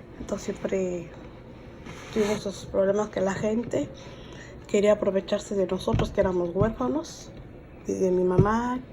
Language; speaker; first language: Spanish; native; Spanish